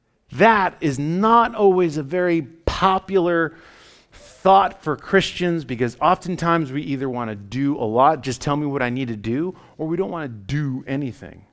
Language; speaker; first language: English; native; English